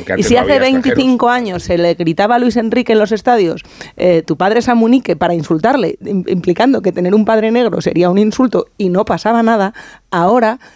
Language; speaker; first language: Spanish; native; Spanish